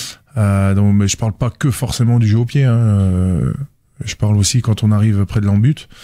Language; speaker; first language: French; native; French